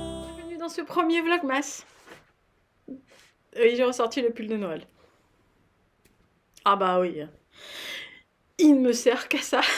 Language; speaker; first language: French; native; French